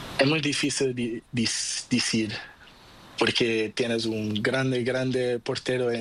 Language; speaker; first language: Spanish; non-native, learner; Portuguese